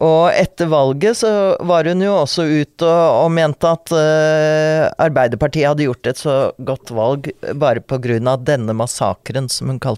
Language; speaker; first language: Norwegian; native; Norwegian